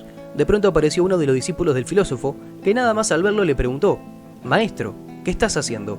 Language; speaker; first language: Spanish; native; Spanish